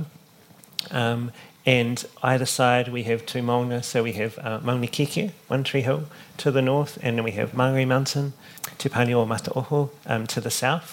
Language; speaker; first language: English; native; English